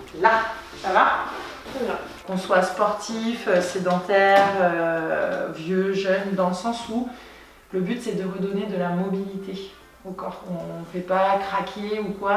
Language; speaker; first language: French; native; French